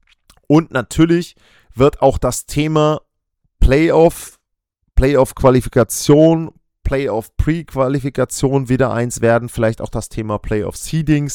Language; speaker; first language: German; native; German